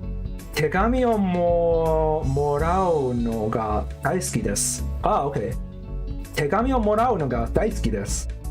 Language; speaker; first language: Japanese; non-native, learner; English